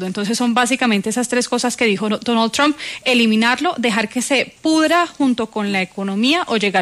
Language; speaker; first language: Spanish; native; Spanish